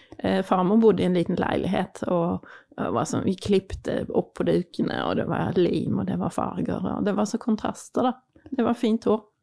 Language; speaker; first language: Norwegian; native; Norwegian